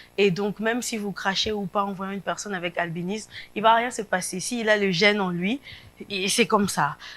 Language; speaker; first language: French; non-native, local second language; Lingala